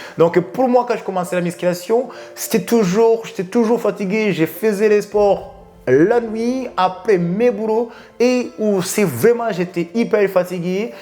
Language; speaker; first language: French; non-native, local second language; Kinyarwanda